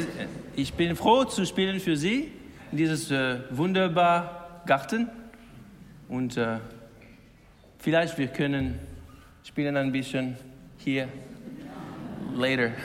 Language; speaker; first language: German; non-native, learner; English